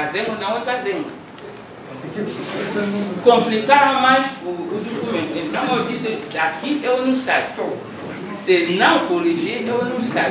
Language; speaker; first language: Portuguese; non-native, local second language; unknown